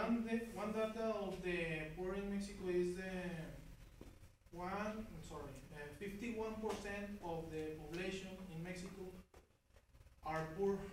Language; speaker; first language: English; non-native, learner; Spanish